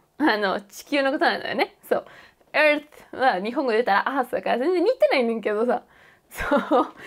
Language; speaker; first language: Japanese; non-native, fluent; Spanish